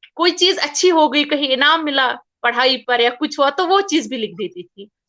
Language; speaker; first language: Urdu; non-native, local second language; Kashmiri